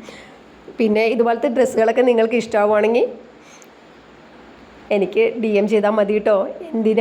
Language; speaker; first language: Malayalam; native; Malayalam